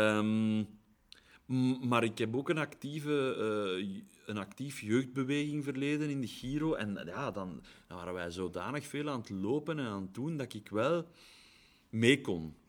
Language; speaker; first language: Dutch; native; Dutch